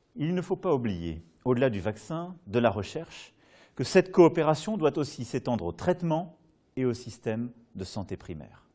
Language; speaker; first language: French; native; French